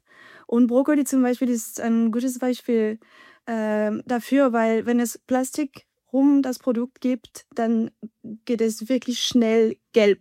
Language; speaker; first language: German; non-native, fluent; French